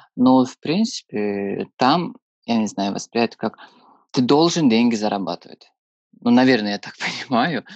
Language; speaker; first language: Russian; non-native, fluent; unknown